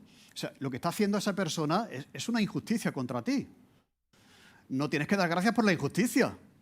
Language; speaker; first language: Spanish; native; Spanish